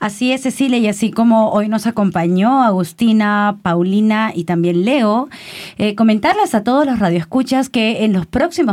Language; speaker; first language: Spanish; native; Spanish